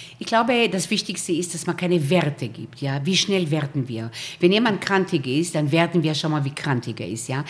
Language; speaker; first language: German; early bilingual, other home language; Romanian